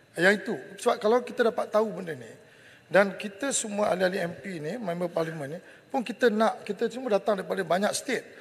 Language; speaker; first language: Malay; native; Malay